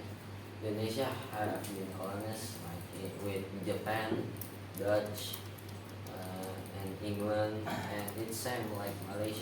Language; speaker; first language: English; non-native, learner; Indonesian